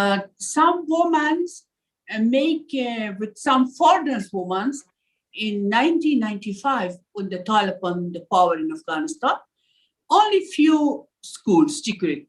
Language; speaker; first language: English; non-native, learner; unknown